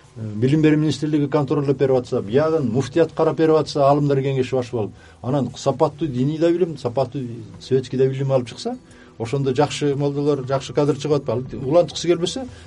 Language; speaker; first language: Kyrgyz; native; Kyrgyz